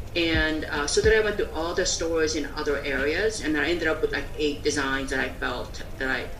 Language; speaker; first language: English; early bilingual, other home language; Korean